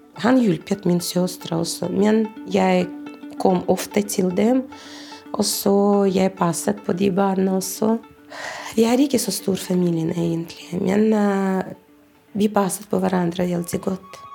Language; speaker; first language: Norwegian; non-native, fluent; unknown